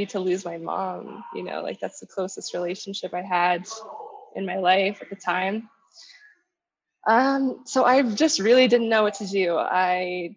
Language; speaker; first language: English; native; English